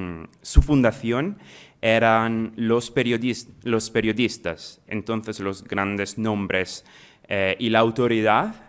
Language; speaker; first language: Spanish; non-native, fluent; Italian